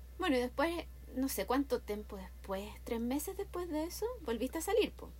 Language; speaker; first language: Spanish; native; Spanish